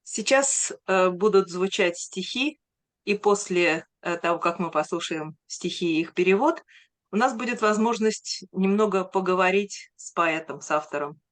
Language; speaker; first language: Russian; native; Russian